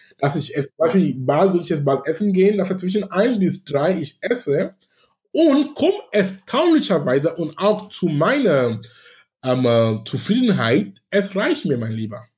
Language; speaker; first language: German; non-native, fluent; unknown